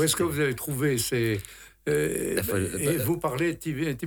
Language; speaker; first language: French; native; French